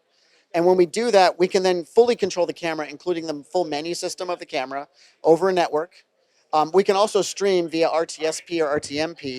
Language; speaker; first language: English; native; English